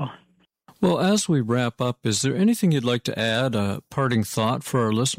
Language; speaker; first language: English; native; English